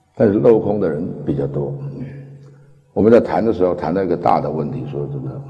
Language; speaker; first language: Chinese; early bilingual, other home language; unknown